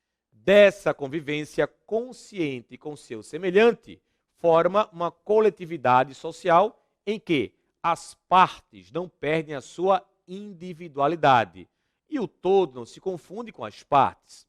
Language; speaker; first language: Portuguese; native; Portuguese